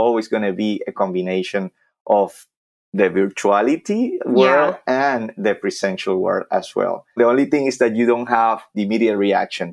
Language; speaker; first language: English; non-native, fluent; Spanish